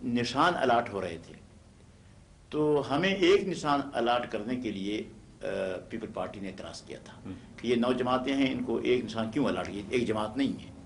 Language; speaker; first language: Urdu; non-native, local second language; Pashto